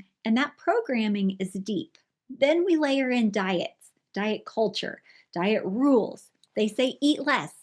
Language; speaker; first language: English; native; English